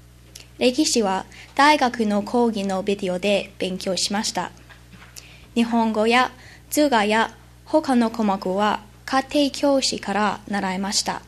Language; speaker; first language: Japanese; non-native, learner; English